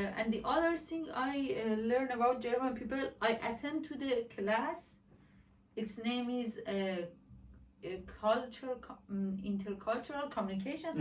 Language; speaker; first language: English; non-native, learner; Persian